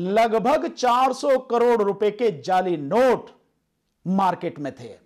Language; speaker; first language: Hindi; native; Hindi